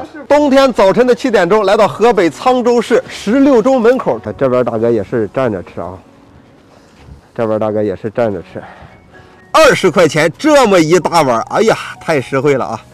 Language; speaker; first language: Chinese; native; Chinese